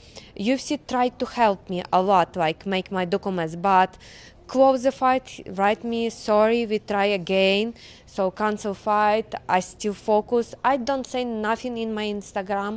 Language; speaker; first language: English; non-native, learner; Ukrainian